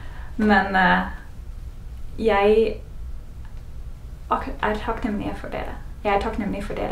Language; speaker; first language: Norwegian; non-native, fluent; English